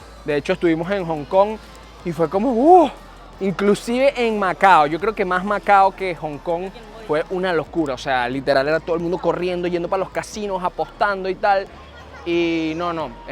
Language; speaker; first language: Spanish; native; Spanish